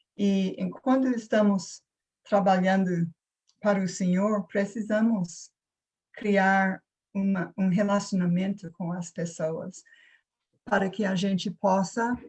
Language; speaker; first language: Portuguese; non-native, fluent; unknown